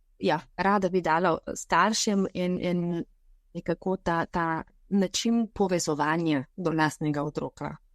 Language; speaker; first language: Slovenian; non-native, fluent; Bulgarian